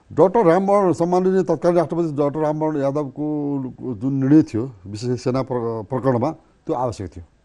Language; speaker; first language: Nepali; native; Nepali